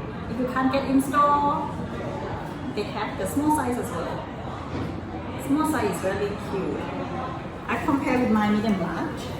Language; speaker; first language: English; non-native, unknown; Thai